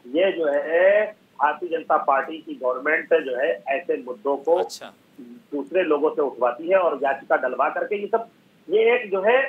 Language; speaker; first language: Hindi; native; Hindi